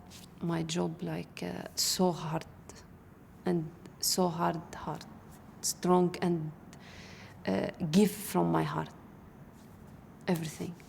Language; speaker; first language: English; non-native, learner; Arabic